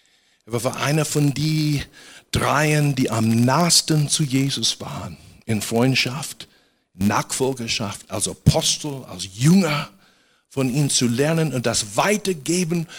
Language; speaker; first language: German; non-native, fluent; English